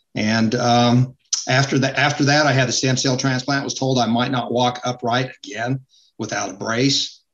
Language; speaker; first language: English; native; English